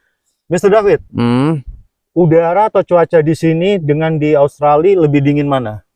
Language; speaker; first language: Indonesian; native; Indonesian